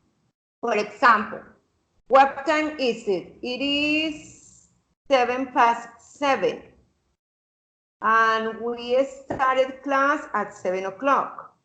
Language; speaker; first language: English; non-native, fluent; Spanish